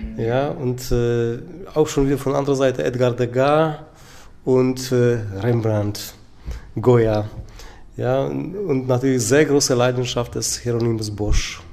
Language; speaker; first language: German; non-native, fluent; Polish